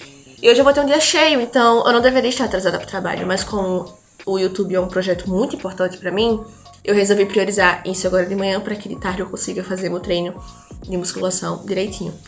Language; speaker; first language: Portuguese; native; Portuguese